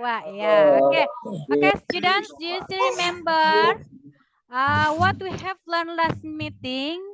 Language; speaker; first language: English; non-native, learner; Indonesian